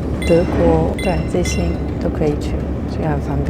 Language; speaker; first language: Chinese; non-native, fluent; French